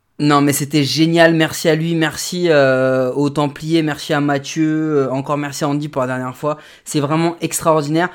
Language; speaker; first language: French; native; French